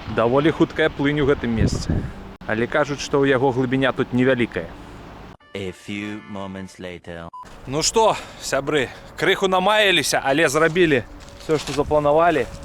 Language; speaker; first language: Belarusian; native; Belarusian